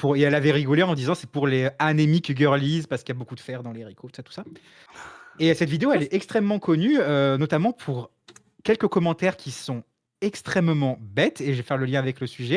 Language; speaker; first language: French; native; French